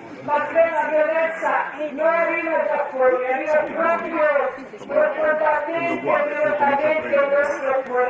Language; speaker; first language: Italian; non-native, learner; Croatian